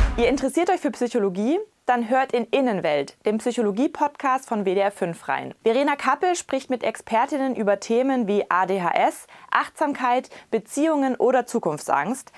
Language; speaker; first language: German; native; German